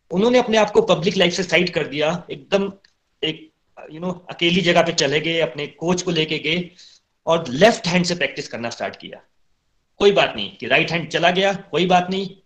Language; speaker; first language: Hindi; native; Hindi